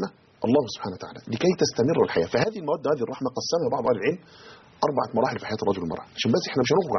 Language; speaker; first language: Arabic; native; Arabic